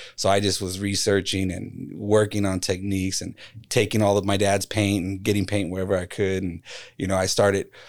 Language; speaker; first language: English; native; English